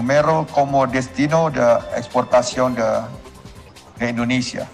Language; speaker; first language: Spanish; non-native, learner; Indonesian